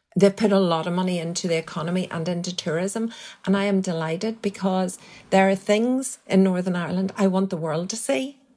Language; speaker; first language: English; native; English